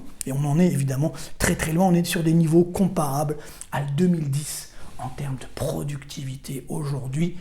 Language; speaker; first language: French; native; French